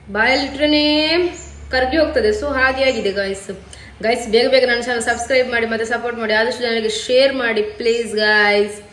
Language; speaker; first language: Kannada; non-native, local second language; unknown